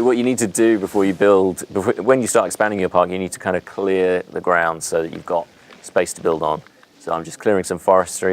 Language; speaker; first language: English; native; English